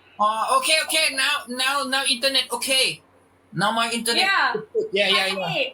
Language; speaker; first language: English; non-native, learner; Thai